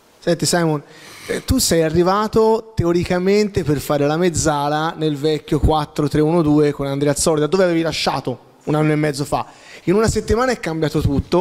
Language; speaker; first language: Italian; native; Italian